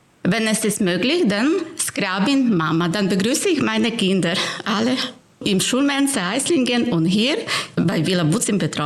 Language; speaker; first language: German; non-native, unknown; Ukrainian